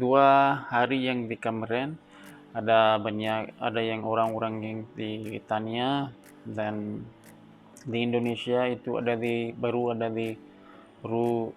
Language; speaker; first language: Indonesian; non-native, learner; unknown